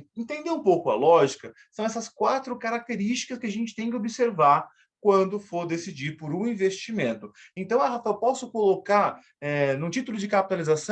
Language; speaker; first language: Portuguese; native; Portuguese